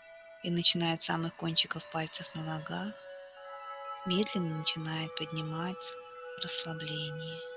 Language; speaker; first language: Russian; native; Russian